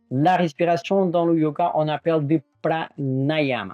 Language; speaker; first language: French; non-native, fluent; Portuguese